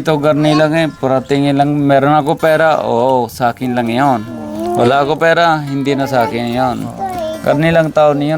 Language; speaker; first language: Filipino; non-native, learner; Punjabi